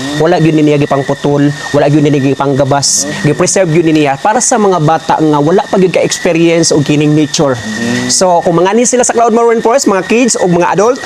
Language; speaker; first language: Cebuano; non-native, local second language; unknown